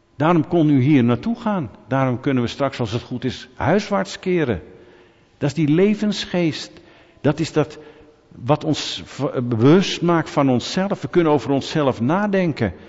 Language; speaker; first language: Dutch; native; Dutch